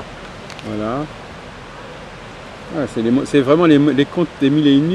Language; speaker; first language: French; native; French